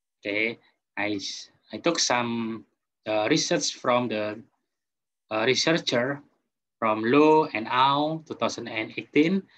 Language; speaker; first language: English; non-native, fluent; Indonesian